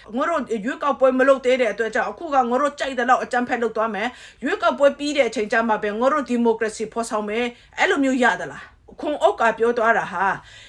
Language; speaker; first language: Burmese; native; Burmese